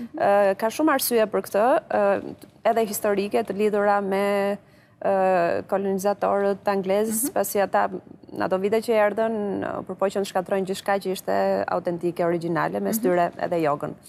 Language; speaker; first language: Albanian; native; Albanian